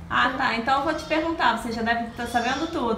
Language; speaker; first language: Portuguese; native; Portuguese